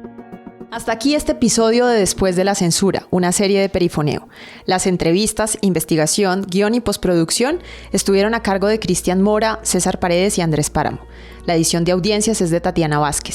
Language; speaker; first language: Spanish; native; Spanish